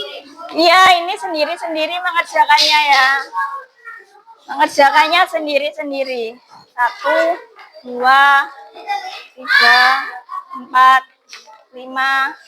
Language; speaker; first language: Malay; non-native, local second language; Javanese